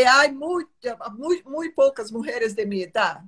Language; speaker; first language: Spanish; non-native, fluent; Portuguese